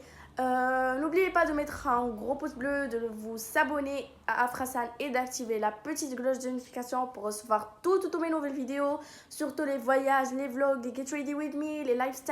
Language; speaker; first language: French; non-native, local second language; Arabic